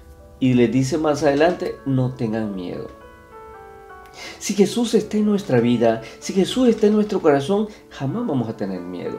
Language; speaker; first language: Spanish; native; Spanish